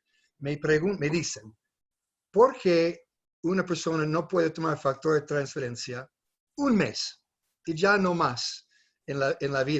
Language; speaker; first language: Spanish; non-native, fluent; English